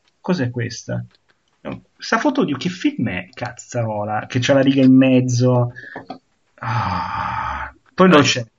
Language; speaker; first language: Italian; native; Italian